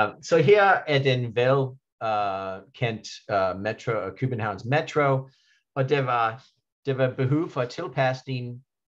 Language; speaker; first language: Danish; non-native, fluent; English